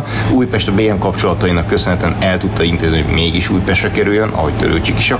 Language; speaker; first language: Hungarian; native; Hungarian